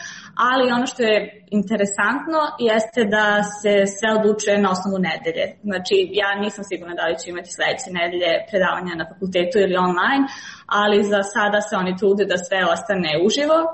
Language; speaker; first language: Serbian; native; Serbian